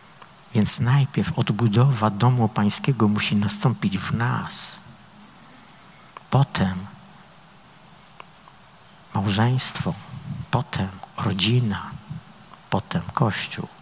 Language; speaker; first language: Polish; native; Polish